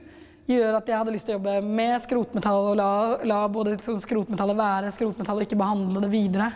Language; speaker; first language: Norwegian; native; Norwegian